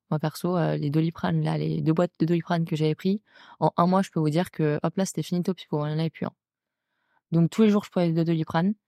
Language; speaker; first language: French; native; French